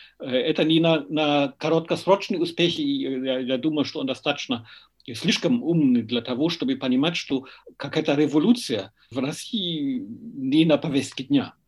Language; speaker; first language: Russian; non-native, fluent; German